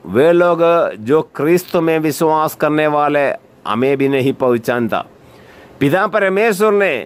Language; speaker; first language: Hindi; non-native, local second language; Malayalam